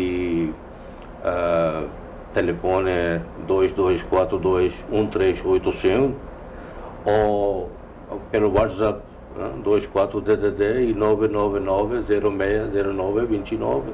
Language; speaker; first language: Portuguese; non-native, learner; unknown